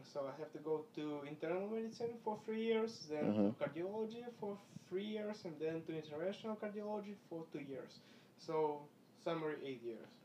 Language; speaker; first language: English; non-native, fluent; Russian